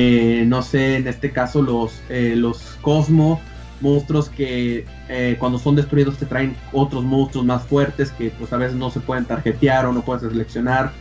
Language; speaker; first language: Spanish; native; Spanish